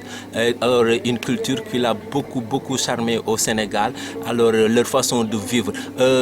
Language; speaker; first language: French; non-native, local second language; Wolof